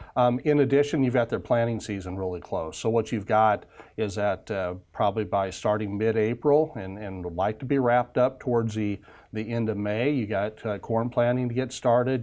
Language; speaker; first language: English; native; English